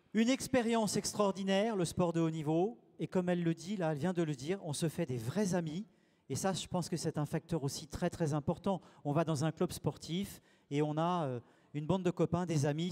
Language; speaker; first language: French; native; French